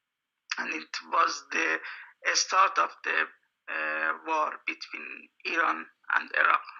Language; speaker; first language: English; non-native, fluent; Persian